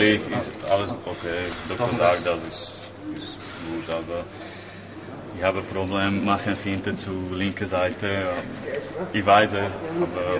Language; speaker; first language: German; non-native, learner; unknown